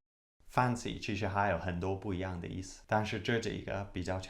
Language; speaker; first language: Chinese; non-native, fluent; English